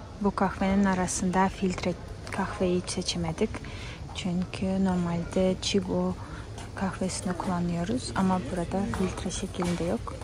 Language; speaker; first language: Turkish; non-native, fluent; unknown